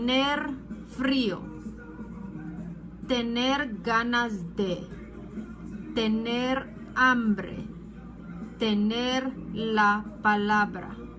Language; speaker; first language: Spanish; non-native, fluent; English